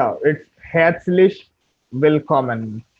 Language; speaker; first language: German; non-native, fluent; Marathi